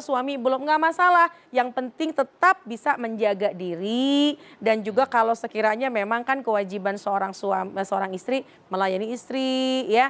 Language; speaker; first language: Indonesian; native; Indonesian